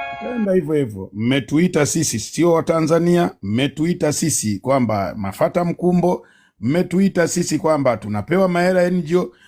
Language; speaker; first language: Swahili; native; Swahili